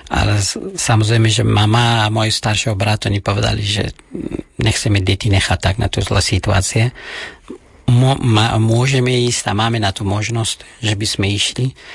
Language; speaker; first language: Slovak; non-native, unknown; Persian